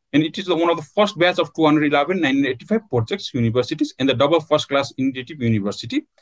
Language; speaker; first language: English; non-native, local second language; Nepali